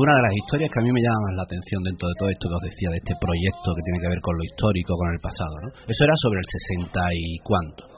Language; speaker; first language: Spanish; native; Spanish